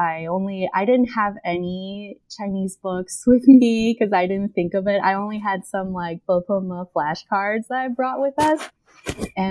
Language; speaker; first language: English; native; English